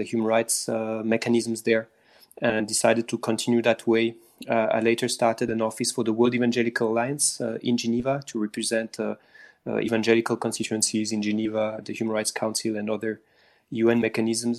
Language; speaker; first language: English; non-native, fluent; French